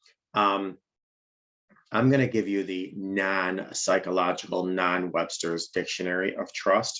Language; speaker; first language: English; native; English